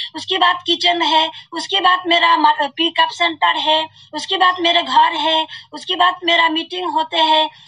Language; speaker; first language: Hindi; non-native, local second language; Assamese